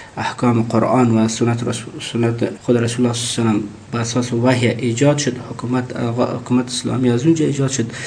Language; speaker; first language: Persian; native; Persian